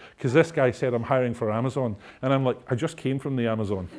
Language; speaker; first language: English; native; English